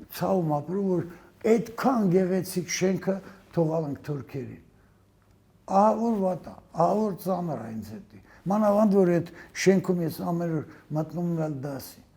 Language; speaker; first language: Armenian; native; Armenian